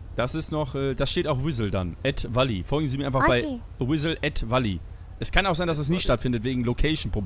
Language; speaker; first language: German; native; German